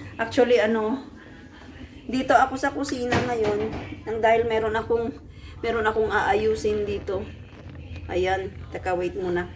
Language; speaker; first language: Filipino; native; Filipino